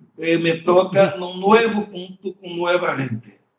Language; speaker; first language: Spanish; non-native, learner; Portuguese